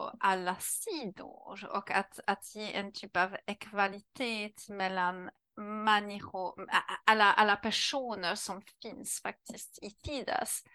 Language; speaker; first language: Swedish; non-native, learner; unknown